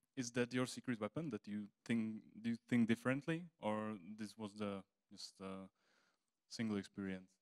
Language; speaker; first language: English; non-native, fluent; Czech